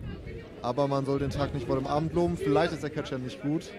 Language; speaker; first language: German; native; German